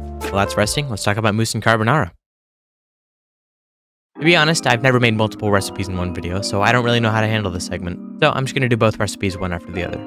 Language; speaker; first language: English; native; English